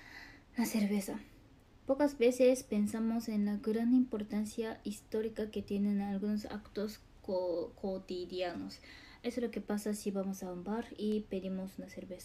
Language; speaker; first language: Spanish; non-native, learner; Japanese